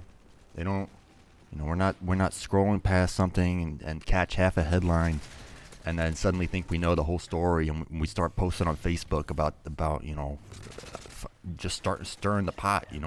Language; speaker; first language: English; native; English